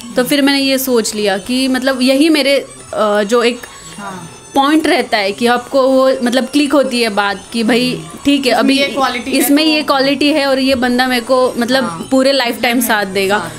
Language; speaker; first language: Hindi; non-native, local second language; Marathi